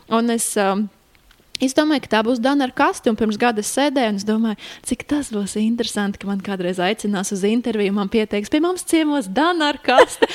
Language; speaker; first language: Latvian; native; Latvian